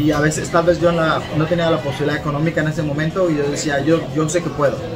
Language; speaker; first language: Spanish; native; Spanish